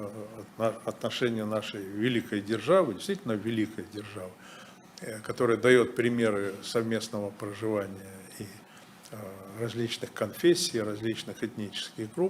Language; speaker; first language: Russian; native; Russian